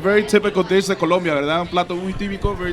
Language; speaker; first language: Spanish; early bilingual, heritage; Spanish